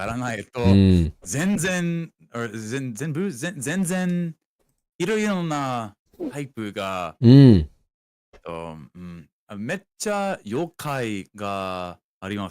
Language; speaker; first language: Japanese; non-native, learner; English